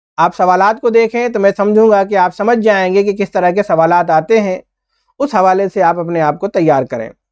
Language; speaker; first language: Urdu; native; Urdu